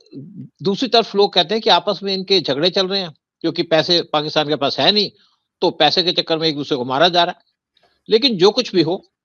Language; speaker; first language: Hindi; native; Hindi